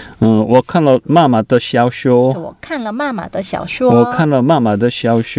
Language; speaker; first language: Chinese; non-native, fluent; Korean